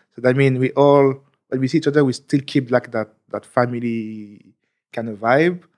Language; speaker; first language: English; non-native, fluent; French